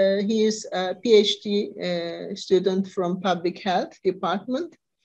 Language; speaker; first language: English; non-native, fluent; Turkish